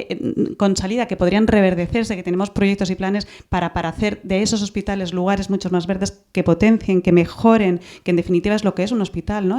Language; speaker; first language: Spanish; native; Spanish